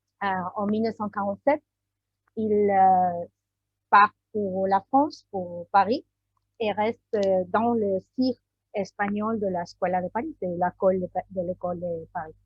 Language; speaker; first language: French; non-native, learner; Spanish